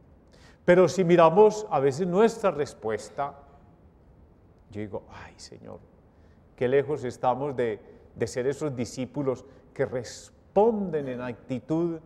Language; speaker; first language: Spanish; native; Spanish